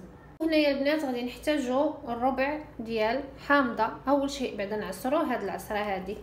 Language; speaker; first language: Arabic; native; Arabic